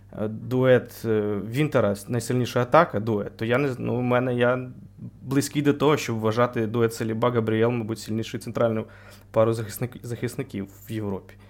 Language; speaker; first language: Ukrainian; native; Ukrainian